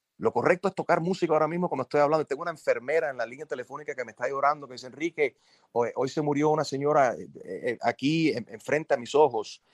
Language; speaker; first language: Spanish; early bilingual, heritage; Spanish